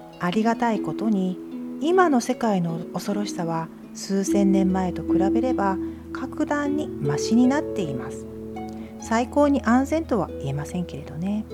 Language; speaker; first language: Japanese; native; Japanese